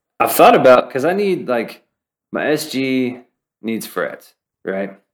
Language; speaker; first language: English; native; English